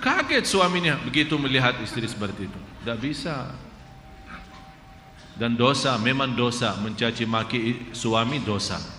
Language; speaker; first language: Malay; non-native, fluent; Arabic